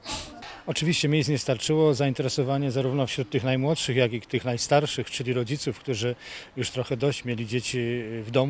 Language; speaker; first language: Polish; native; Polish